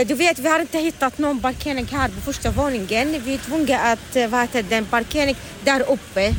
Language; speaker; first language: Swedish; non-native, learner; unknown